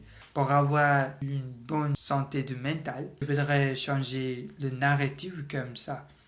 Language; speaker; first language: French; non-native, learner; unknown